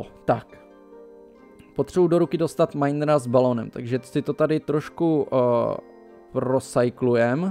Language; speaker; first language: Czech; native; Czech